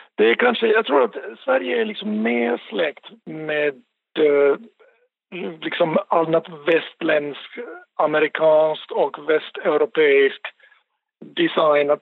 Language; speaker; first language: Swedish; non-native, local second language; Finnish